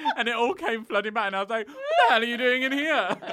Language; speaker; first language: English; native; English